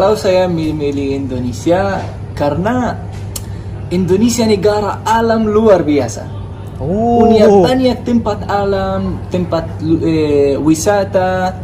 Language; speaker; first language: Indonesian; non-native, fluent; Arabic